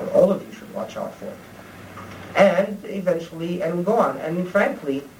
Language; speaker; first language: English; non-native, fluent; Arabic